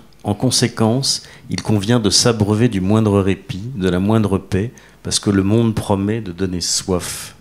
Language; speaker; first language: French; native; French